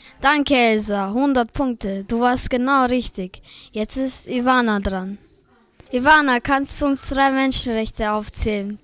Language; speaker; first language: German; native; German